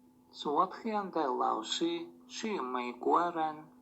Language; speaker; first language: Chinese; non-native, learner; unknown